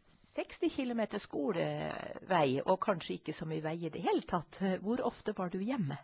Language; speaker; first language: Norwegian; native; Norwegian